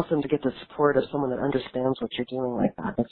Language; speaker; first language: English; native; English